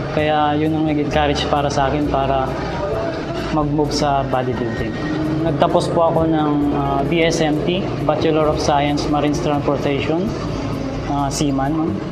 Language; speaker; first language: Filipino; non-native, local second language; Iloko